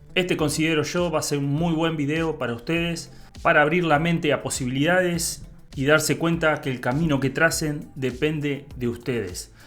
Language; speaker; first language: Spanish; native; Spanish